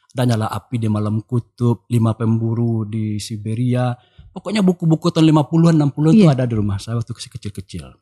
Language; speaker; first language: Indonesian; non-native, local second language; Minangkabau